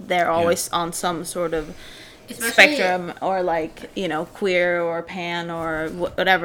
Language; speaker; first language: English; non-native, fluent; Swedish